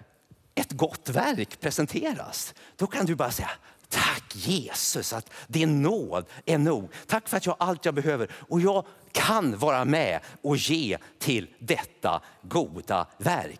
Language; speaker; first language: Swedish; native; Swedish